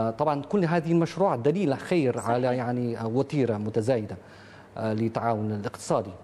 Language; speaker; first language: Arabic; non-native, fluent; Chinese